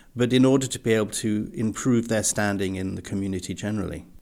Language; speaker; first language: English; native; English